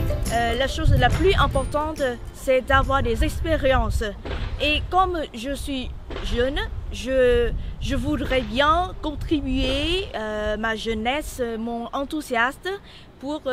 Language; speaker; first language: French; non-native, fluent; Vietnamese